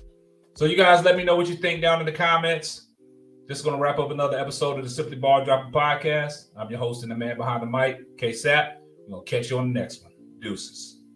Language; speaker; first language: English; native; English